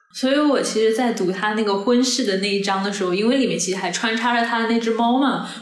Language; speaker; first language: Chinese; non-native, local second language; Cantonese